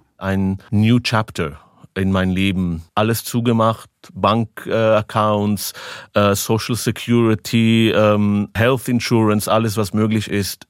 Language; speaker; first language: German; non-native, fluent; Hebrew